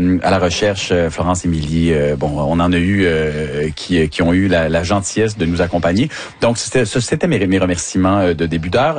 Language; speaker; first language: French; native; French